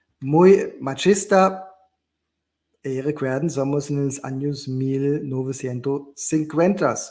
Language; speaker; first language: Spanish; non-native, learner; German